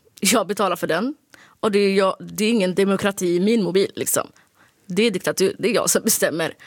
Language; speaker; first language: Swedish; early bilingual, other home language; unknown